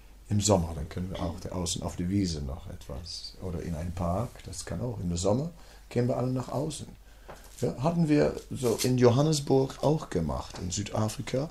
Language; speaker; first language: German; non-native, fluent; Dutch